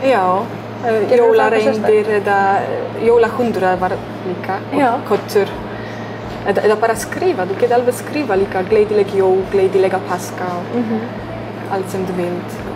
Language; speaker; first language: Icelandic; non-native, learner; Polish